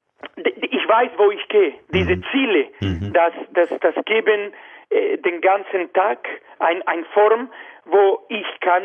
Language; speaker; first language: German; non-native, fluent; Spanish